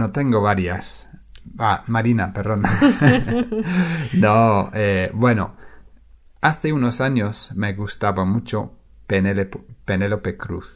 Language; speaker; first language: Spanish; non-native, fluent; English